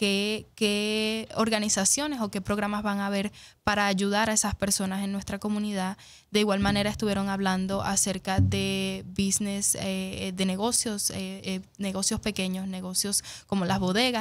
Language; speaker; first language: Spanish; native; Spanish